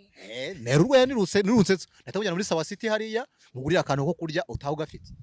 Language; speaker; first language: Kinyarwanda; native; Kinyarwanda